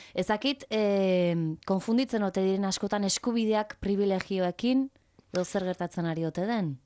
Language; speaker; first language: Basque; native; Basque